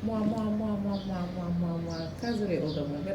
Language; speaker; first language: French; non-native, local second language; Wolof